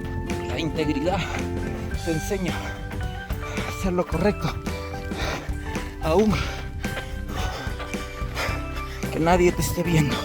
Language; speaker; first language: Spanish; native; Spanish